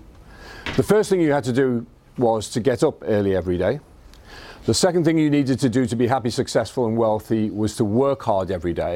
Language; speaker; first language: English; native; English